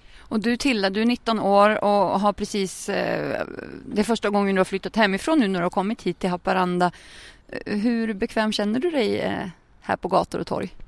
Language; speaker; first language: Swedish; native; Swedish